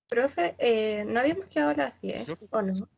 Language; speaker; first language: Spanish; native; Spanish